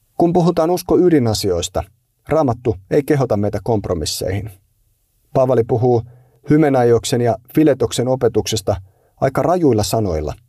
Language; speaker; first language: Finnish; native; Finnish